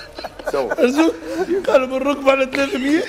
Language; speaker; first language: Arabic; native; Arabic